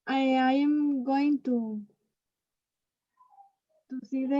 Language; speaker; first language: English; non-native, learner; Spanish